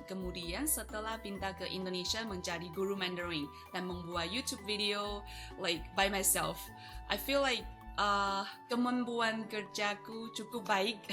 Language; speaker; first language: Indonesian; non-native, fluent; Chinese